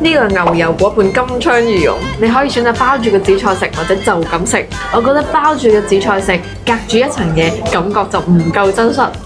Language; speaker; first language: Cantonese; native; Cantonese